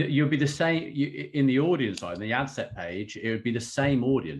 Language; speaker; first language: English; native; English